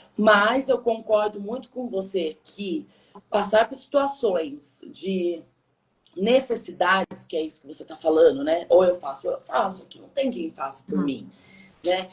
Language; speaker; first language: Portuguese; native; Portuguese